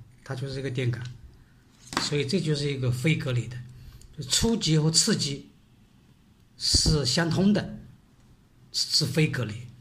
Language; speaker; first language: Chinese; native; Chinese